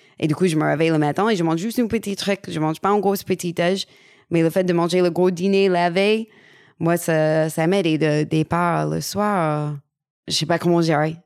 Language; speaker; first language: French; non-native, fluent; English